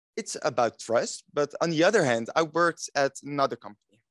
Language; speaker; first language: English; non-native, fluent; Dutch